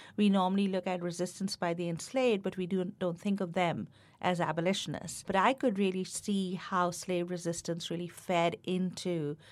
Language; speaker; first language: English; non-native, local second language; Hindi